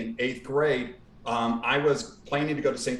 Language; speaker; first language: English; native; English